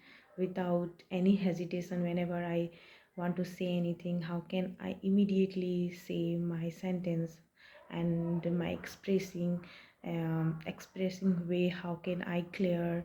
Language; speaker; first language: English; non-native, learner; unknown